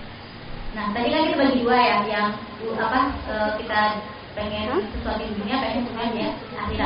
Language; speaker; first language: Indonesian; native; Indonesian